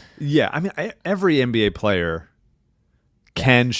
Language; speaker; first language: English; native; English